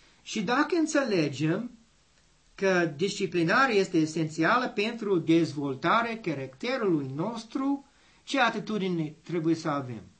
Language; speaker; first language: Romanian; non-native, learner; English